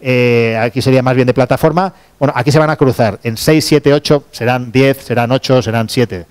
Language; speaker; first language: Spanish; native; Spanish